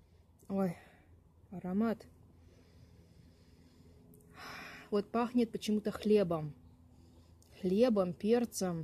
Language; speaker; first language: Russian; native; Russian